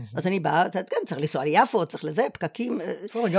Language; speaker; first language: Hebrew; native; Hebrew